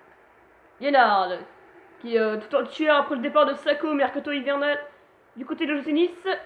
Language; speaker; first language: French; native; French